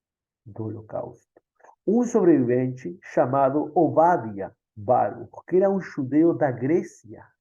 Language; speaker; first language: Portuguese; non-native, fluent; Spanish